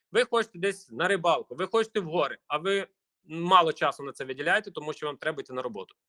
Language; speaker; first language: Ukrainian; native; Ukrainian